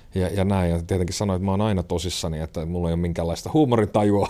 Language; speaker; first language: Finnish; native; Finnish